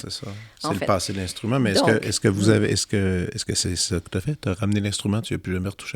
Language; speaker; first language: French; native; French